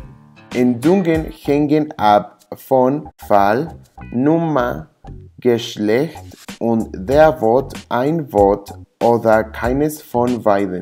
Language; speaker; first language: German; non-native, learner; English